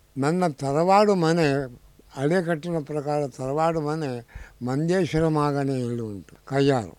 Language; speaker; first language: Kannada; non-native, local second language; Tulu